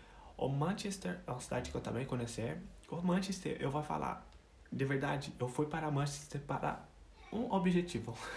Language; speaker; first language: Portuguese; non-native, fluent; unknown